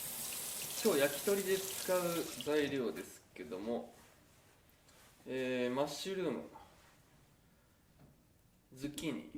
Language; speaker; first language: Japanese; native; Japanese